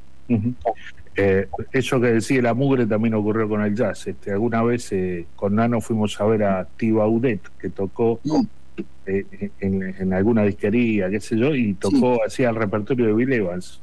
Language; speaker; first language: Spanish; native; Spanish